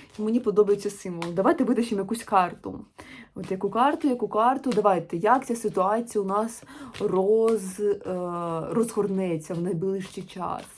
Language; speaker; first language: Ukrainian; non-native, local second language; Russian